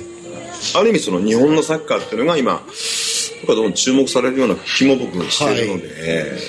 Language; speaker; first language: Japanese; native; Japanese